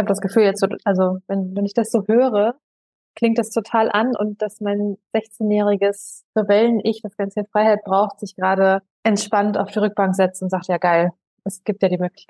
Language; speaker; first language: German; native; German